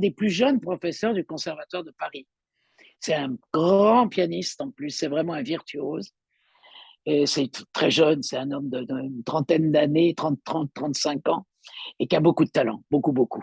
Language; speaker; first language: French; native; French